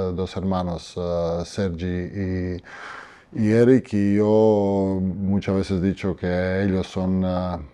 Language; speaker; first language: Spanish; non-native, fluent; Croatian